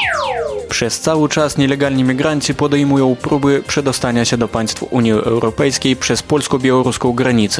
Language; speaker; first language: Polish; native; Polish